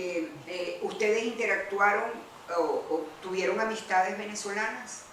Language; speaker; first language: Spanish; early bilingual, other home language; Greek